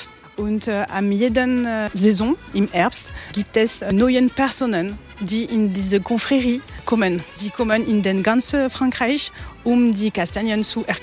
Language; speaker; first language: German; non-native, learner; French